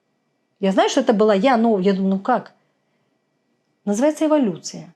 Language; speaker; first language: Russian; native; Russian